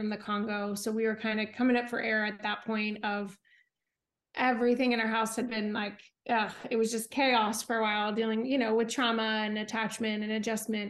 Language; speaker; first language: English; native; English